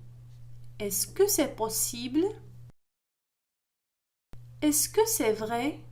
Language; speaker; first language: French; non-native, local second language; Arabic